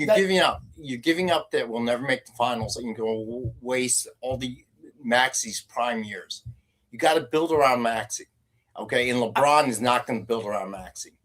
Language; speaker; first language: English; native; English